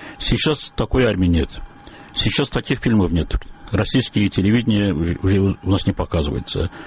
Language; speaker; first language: Russian; non-native, local second language; Azerbaijani